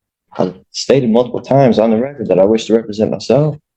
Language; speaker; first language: English; native; English